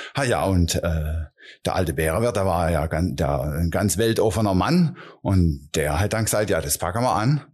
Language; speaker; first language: German; non-native, local second language; Dutch